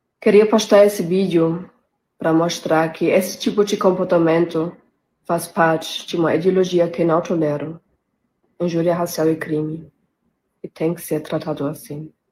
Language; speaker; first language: Portuguese; non-native, fluent; German